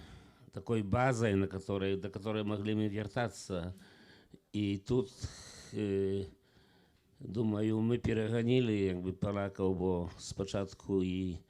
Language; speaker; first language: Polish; non-native, local second language; Belarusian